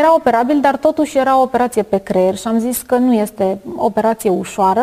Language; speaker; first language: Romanian; native; Romanian